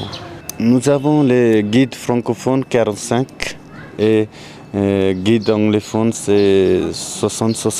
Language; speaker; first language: French; non-native, learner; Nepali